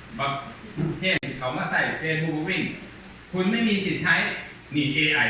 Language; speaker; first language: Thai; non-native, local second language; Lao